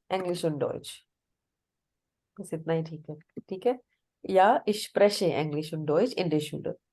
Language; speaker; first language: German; non-native, fluent; Hindi